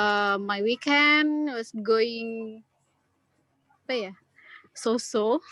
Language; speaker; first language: English; non-native, learner; Indonesian